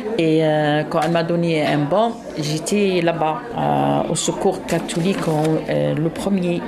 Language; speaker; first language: French; non-native, local second language; Arabic